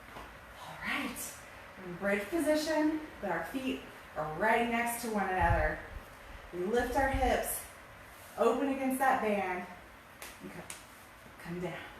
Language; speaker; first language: English; native; English